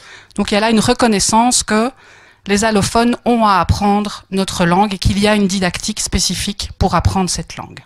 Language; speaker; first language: French; native; French